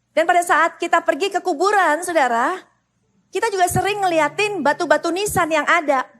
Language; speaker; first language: Indonesian; native; Indonesian